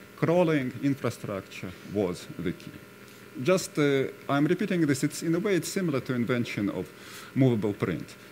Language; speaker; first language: English; non-native, fluent; Russian